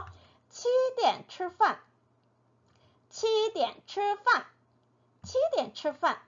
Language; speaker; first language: Chinese; non-native, fluent; Korean